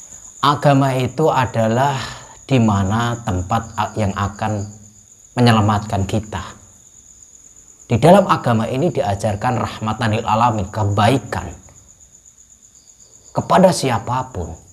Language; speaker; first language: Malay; non-native, local second language; Javanese